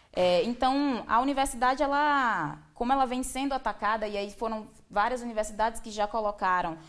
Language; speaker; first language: Portuguese; native; Portuguese